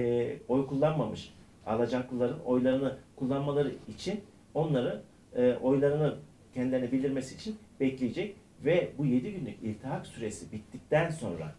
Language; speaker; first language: Turkish; native; Turkish